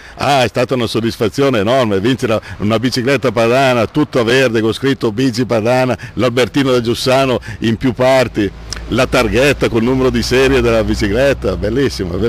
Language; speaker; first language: Italian; native; Italian